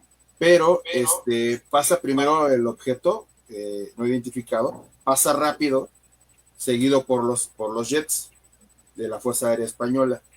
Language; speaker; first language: Spanish; native; Spanish